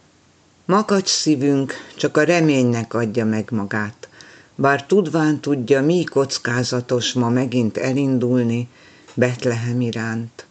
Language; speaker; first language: Hungarian; native; Hungarian